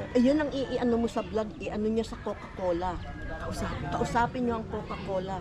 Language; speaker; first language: Filipino; native; Filipino